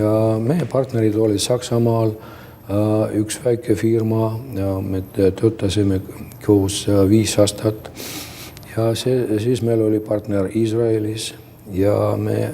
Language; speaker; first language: Estonian; non-native, local second language; Russian